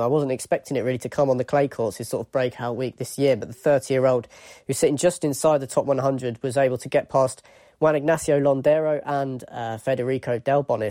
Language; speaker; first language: English; native; English